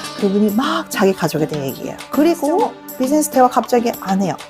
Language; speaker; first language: Korean; native; Korean